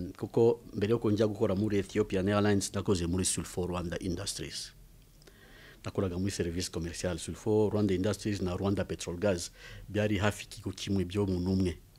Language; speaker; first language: Kinyarwanda; early bilingual, heritage; Kinyarwanda